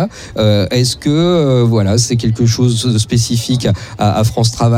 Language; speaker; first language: French; native; French